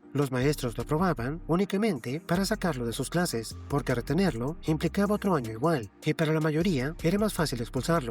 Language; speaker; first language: Spanish; native; Spanish